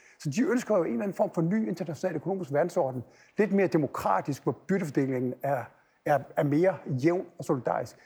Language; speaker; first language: Danish; native; Danish